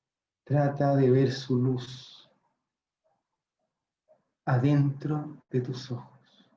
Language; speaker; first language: Spanish; native; Spanish